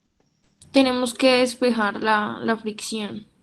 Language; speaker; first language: Spanish; native; Spanish